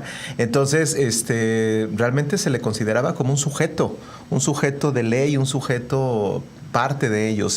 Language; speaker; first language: Spanish; native; Spanish